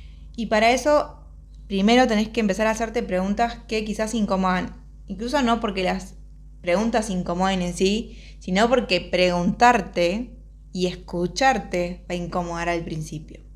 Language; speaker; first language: Spanish; native; Spanish